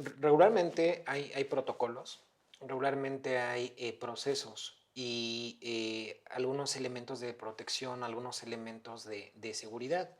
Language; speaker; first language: Spanish; native; Spanish